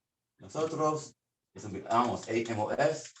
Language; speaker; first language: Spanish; non-native, learner; English